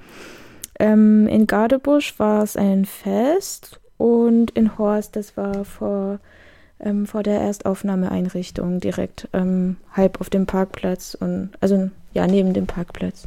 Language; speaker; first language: German; native; German